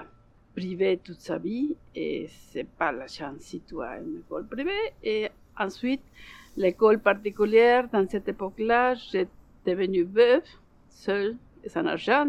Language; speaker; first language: French; non-native, learner; Spanish